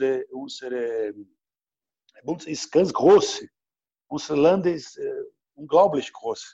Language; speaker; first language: German; non-native, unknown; Portuguese